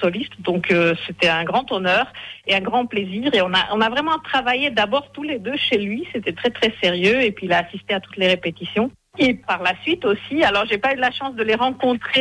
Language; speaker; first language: French; non-native, fluent; Hungarian